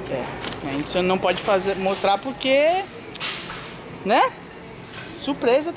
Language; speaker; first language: Portuguese; native; Portuguese